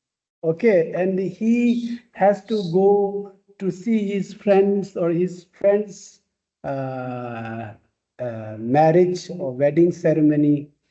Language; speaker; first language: English; non-native, local second language; Tibetan